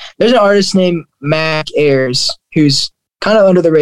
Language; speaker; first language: English; native; English